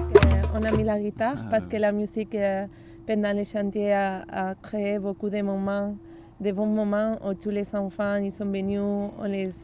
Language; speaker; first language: French; non-native, learner; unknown